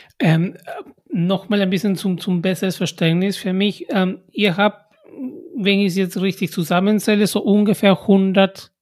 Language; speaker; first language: German; non-native, fluent; Spanish